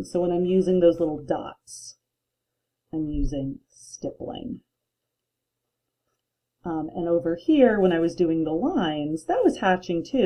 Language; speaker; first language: English; native; English